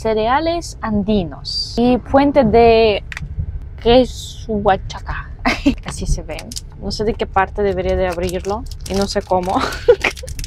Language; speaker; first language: Spanish; non-native, fluent; Russian